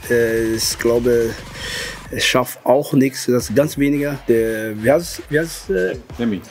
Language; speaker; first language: German; non-native, learner; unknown